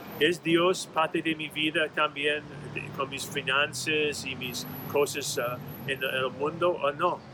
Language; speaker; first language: Spanish; non-native, fluent; English